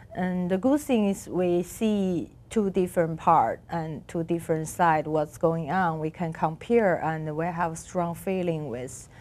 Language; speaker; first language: English; non-native, learner; Chinese